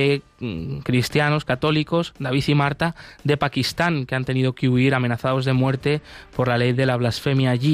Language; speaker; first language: Spanish; native; Spanish